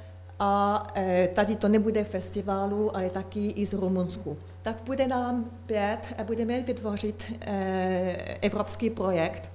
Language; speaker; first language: Czech; non-native, learner; French